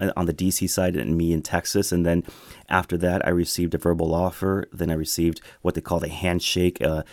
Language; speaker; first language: English; early bilingual, other home language; Spanish